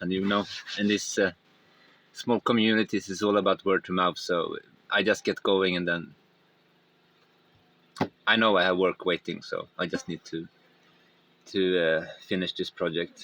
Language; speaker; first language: English; non-native, fluent; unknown